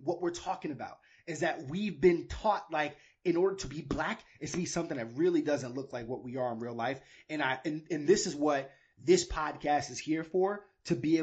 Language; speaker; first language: English; native; English